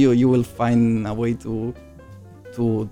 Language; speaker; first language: English; non-native, fluent; Italian